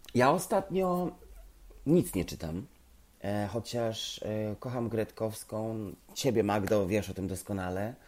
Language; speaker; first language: Polish; native; Polish